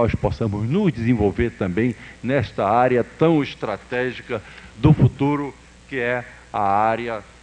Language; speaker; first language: Portuguese; native; Portuguese